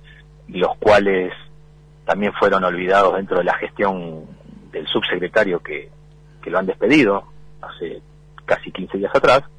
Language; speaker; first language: Spanish; native; Spanish